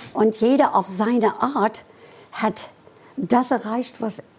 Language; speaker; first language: German; non-native, fluent; English